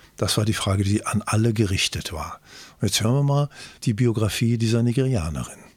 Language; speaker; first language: German; native; German